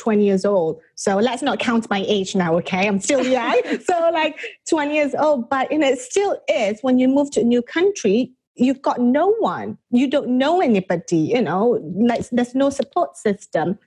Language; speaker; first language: English; non-native, local second language; Malay